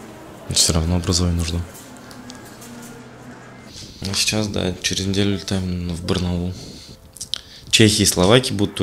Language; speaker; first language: Russian; native; Russian